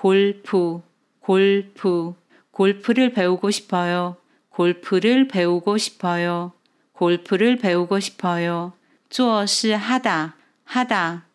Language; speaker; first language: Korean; non-native, fluent; Chinese